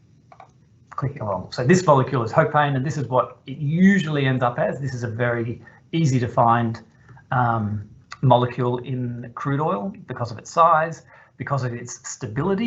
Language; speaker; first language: English; native; English